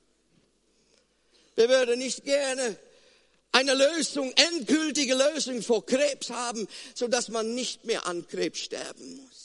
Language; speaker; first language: German; non-native, fluent; Afrikaans